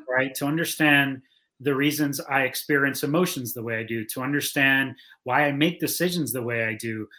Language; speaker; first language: English; native; English